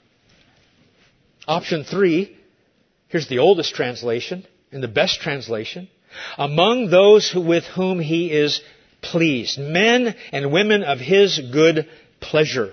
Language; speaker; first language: English; native; English